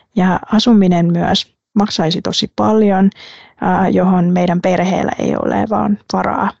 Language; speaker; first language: Finnish; non-native, fluent; Vietnamese